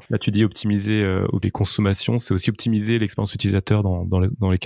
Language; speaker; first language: French; native; French